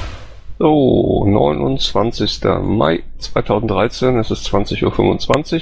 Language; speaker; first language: German; native; German